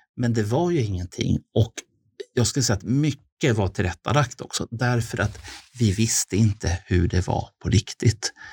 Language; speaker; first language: Swedish; native; Swedish